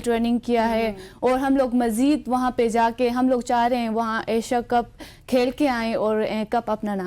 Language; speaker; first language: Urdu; non-native, local second language; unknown